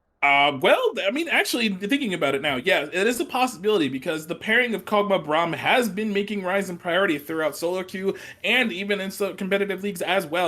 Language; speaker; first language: English; native; English